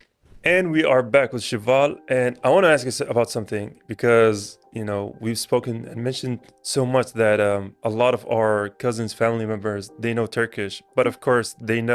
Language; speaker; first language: English; non-native, learner; Turkish